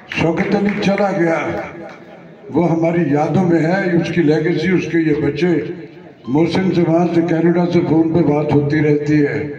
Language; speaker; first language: Urdu; non-native, local second language; Punjabi